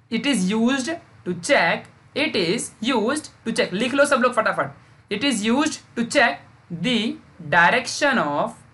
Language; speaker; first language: Hindi; native; Hindi